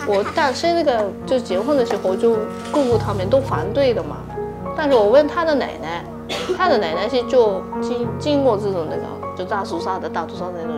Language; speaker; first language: Chinese; non-native, fluent; Japanese